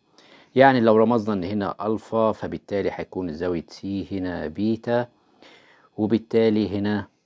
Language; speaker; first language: Arabic; native; Arabic